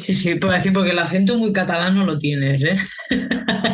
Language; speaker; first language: Spanish; native; Spanish